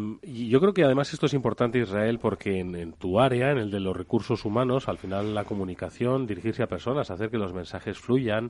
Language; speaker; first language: Spanish; native; Spanish